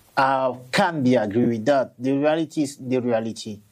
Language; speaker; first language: English; non-native, local second language; French